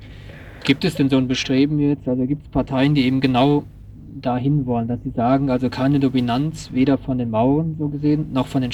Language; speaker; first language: German; native; German